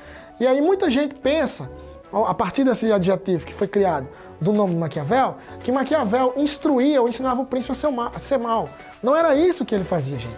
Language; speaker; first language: Portuguese; native; Portuguese